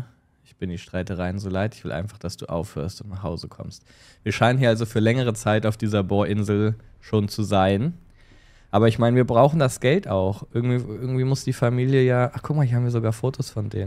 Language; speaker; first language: German; native; German